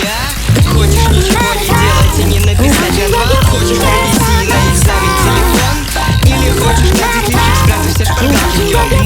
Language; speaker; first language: Russian; native; Russian